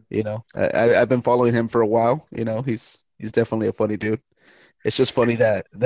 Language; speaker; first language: English; early bilingual, other home language; Spanish